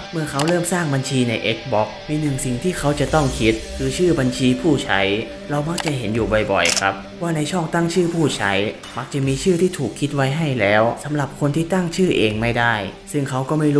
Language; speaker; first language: Thai; native; Thai